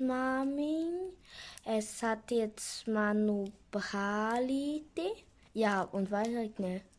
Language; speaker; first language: Latvian; early bilingual, heritage; Latvian